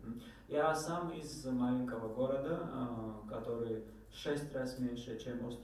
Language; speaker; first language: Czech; non-native, learner; Georgian